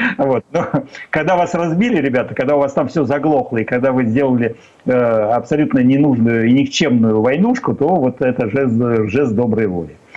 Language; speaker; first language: Russian; native; Russian